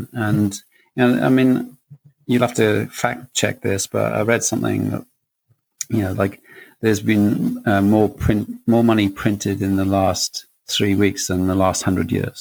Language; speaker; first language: English; native; English